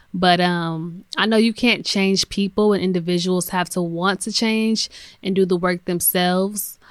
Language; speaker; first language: English; native; English